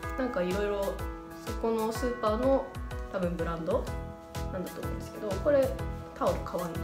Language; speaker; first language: Japanese; native; Japanese